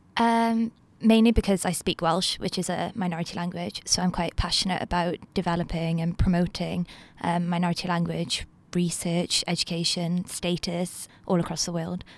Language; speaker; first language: English; non-native, local second language; Welsh